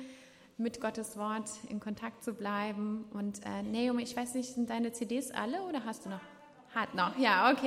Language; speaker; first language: German; native; German